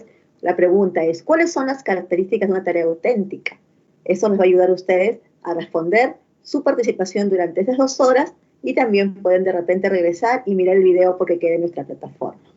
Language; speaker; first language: Spanish; native; Spanish